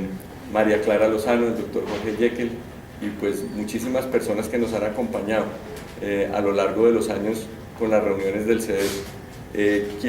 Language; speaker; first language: Spanish; native; Spanish